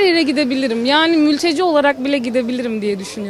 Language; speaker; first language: Turkish; native; Turkish